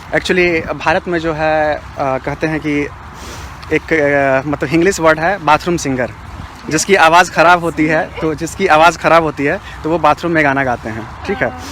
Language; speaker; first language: Hindi; native; Hindi